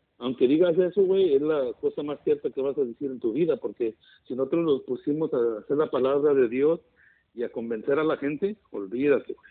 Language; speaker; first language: Spanish; early bilingual, heritage; Spanish